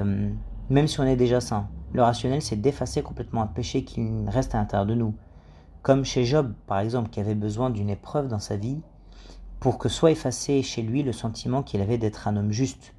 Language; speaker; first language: French; native; French